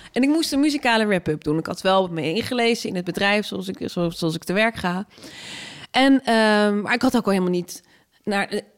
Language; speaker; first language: Dutch; native; Dutch